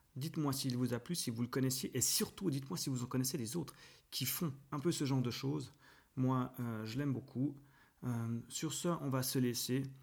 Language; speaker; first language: French; native; French